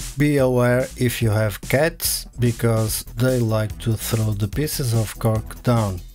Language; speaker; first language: English; non-native, fluent; Portuguese